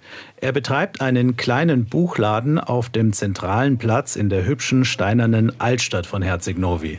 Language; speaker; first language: German; native; German